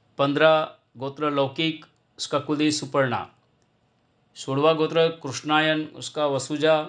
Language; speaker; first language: Hindi; non-native, local second language; Gujarati